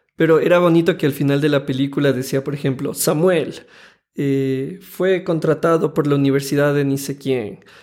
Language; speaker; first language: Spanish; native; Spanish